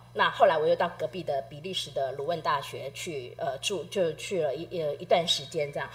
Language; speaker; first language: Chinese; native; Chinese